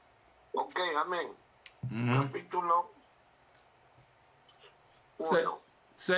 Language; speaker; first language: Spanish; native; Spanish